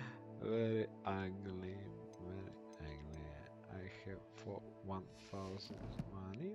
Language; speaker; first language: English; non-native, learner; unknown